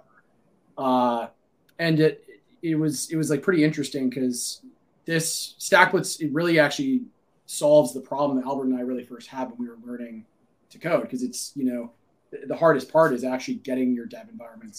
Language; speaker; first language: English; native; English